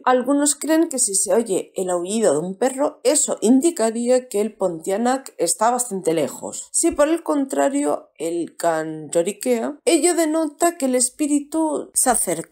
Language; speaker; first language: Spanish; native; Spanish